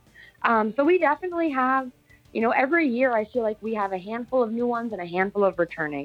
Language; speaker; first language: English; native; English